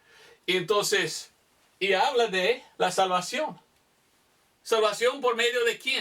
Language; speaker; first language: Spanish; non-native, fluent; English